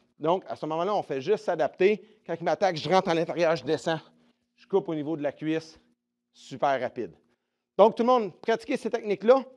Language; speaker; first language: French; native; French